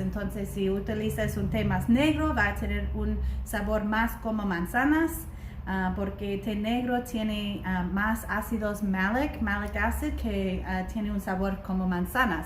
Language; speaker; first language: Spanish; non-native, learner; English